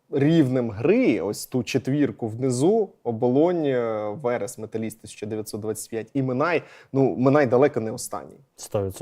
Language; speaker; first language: Ukrainian; native; Ukrainian